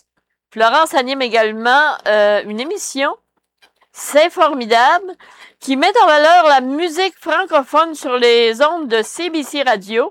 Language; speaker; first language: French; native; French